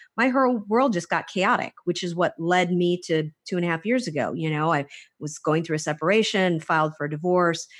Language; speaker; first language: English; native; English